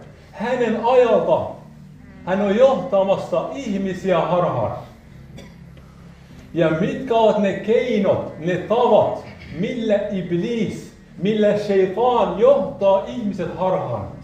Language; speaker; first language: Finnish; non-native, fluent; Arabic